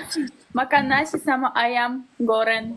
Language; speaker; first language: Indonesian; non-native, learner; Russian